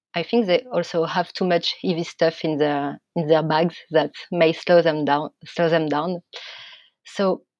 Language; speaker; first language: English; non-native, fluent; French